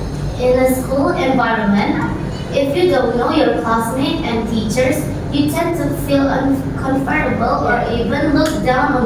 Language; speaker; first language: English; non-native, learner; Indonesian